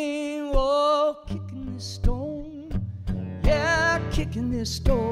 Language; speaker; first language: English; native; English